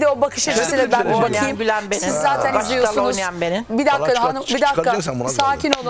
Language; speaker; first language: Turkish; native; Turkish